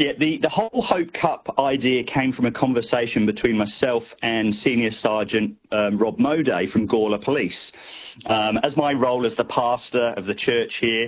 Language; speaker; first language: English; native; English